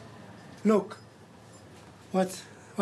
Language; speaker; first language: English; non-native, learner; German